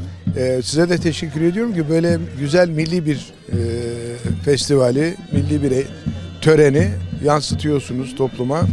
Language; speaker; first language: Turkish; native; Turkish